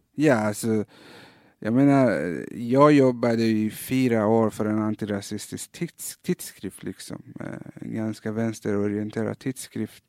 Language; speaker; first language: Swedish; native; Swedish